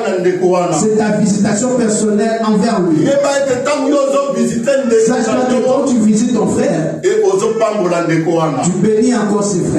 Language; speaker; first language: French; non-native, local second language; Lingala